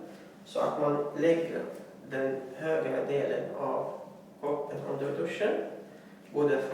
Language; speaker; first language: Swedish; non-native, fluent; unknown